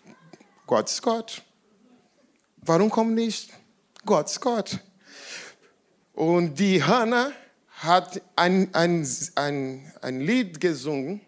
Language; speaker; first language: German; non-native, learner; Portuguese